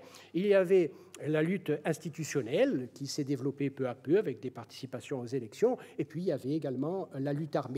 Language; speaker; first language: French; native; French